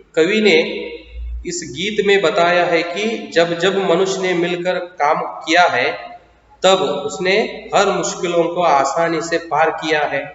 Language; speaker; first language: Hindi; non-native, local second language; Kannada